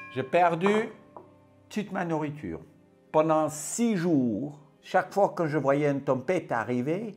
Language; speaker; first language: French; non-native, fluent; Afrikaans